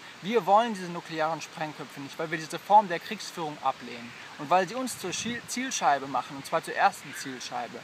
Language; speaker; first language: German; native; German